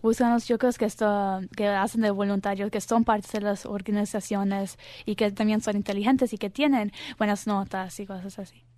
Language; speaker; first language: Spanish; early bilingual, heritage; Spanish